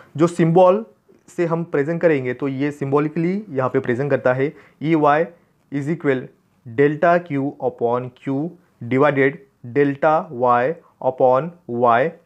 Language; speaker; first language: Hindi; non-native, local second language; Marathi